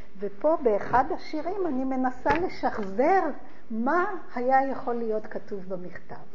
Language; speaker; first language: Hebrew; early bilingual, other home language; Polish